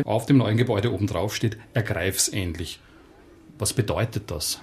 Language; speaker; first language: German; native; German